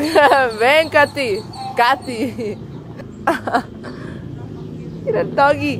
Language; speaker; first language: Spanish; early bilingual, heritage; Spanish